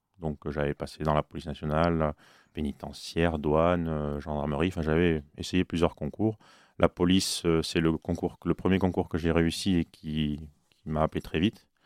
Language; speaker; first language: French; native; French